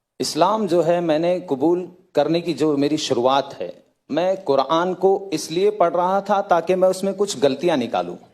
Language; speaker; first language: Hindi; native; Hindi